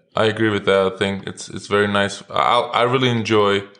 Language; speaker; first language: English; non-native, fluent; Lithuanian